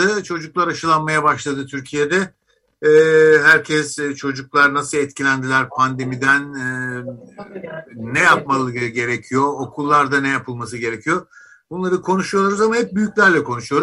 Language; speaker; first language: Turkish; native; Turkish